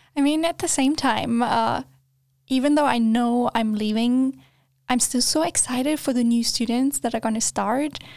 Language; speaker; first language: English; non-native, fluent; German